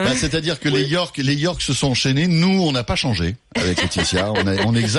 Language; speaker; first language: French; native; French